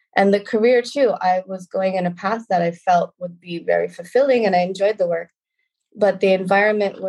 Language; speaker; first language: English; native; English